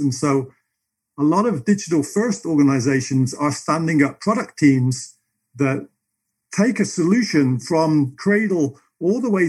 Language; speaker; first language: English; native; English